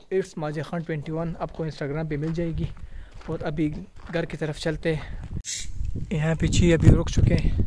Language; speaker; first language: Urdu; non-native, local second language; Pashto